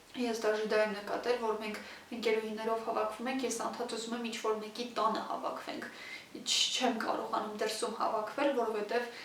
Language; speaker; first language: Armenian; native; Armenian